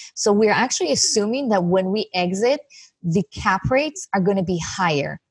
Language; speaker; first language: English; non-native, fluent; Hebrew